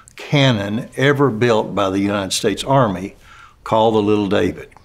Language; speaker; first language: English; native; English